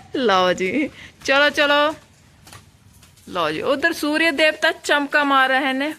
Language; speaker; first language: Hindi; non-native, local second language; Punjabi